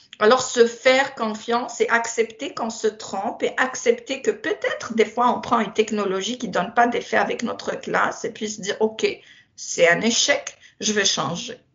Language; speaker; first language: French; non-native, local second language; Berber languages